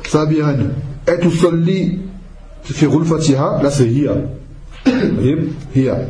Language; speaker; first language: Arabic; non-native, fluent; French